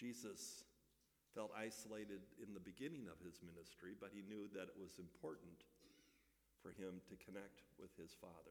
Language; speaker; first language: English; native; English